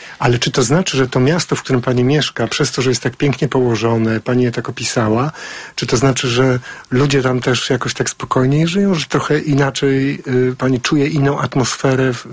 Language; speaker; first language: Polish; native; Polish